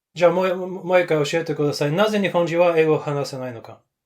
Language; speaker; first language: Japanese; non-native, learner; English